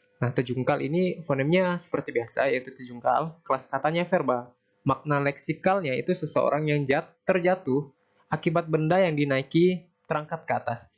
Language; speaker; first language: Indonesian; native; Indonesian